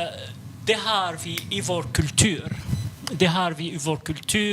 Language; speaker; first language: Swedish; non-native, fluent; Arabic